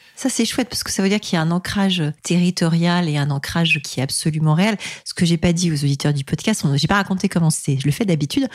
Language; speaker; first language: French; native; French